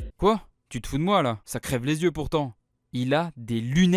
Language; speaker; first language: French; native; French